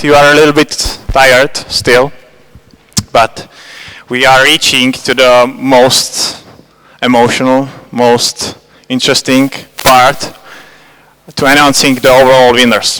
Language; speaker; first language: English; non-native, fluent; Czech